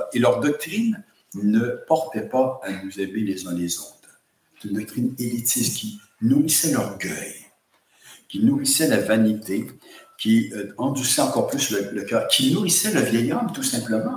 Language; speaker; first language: French; native; French